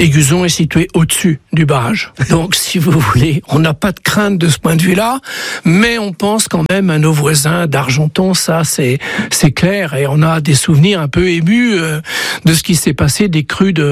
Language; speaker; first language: French; native; French